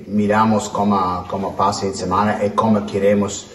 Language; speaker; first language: Spanish; non-native, learner; English